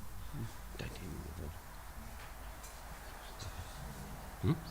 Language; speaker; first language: Russian; non-native, learner; English